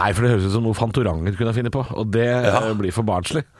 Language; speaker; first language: Norwegian; native; Norwegian